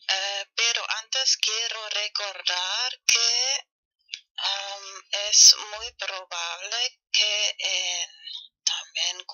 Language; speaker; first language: Spanish; non-native, fluent; German